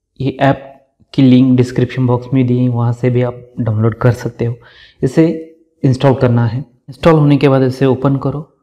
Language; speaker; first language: Hindi; non-native, local second language; Marathi